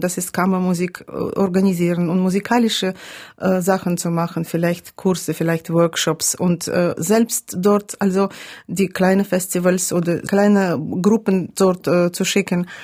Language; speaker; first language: German; non-native, fluent; Russian